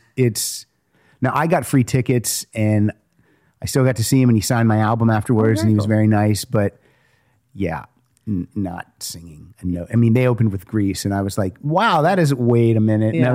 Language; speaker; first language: English; native; English